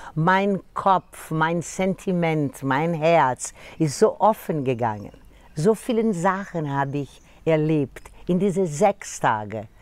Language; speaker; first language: German; non-native, learner; Portuguese